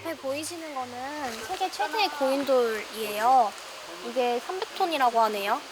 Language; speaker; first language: Korean; native; Korean